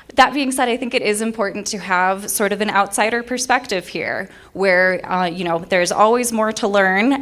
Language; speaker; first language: English; native; English